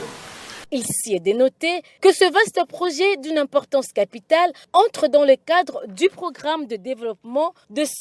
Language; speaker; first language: French; native; French